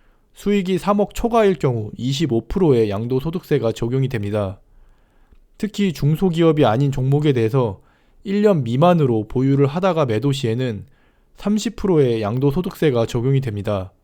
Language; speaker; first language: Korean; native; Korean